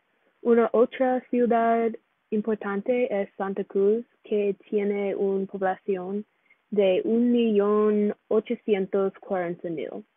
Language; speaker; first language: Spanish; non-native, learner; English